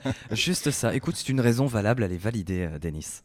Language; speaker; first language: French; native; French